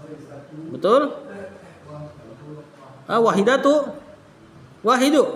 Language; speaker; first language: Arabic; non-native, fluent; Indonesian